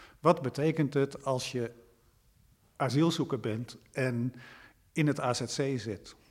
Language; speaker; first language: Dutch; native; Dutch